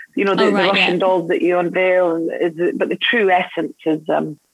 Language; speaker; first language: English; native; English